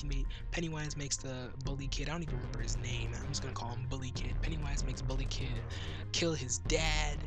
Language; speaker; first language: English; native; English